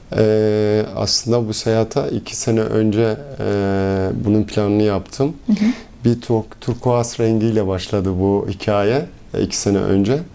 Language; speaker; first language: Turkish; early bilingual, heritage; Turkish